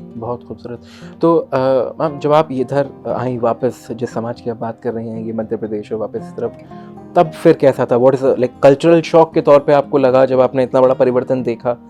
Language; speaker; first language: Hindi; native; Hindi